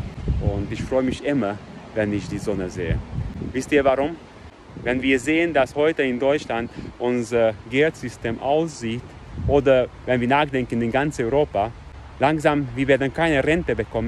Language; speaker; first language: German; non-native, fluent; Hungarian